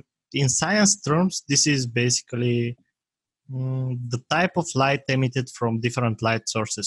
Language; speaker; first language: English; non-native, fluent; Bulgarian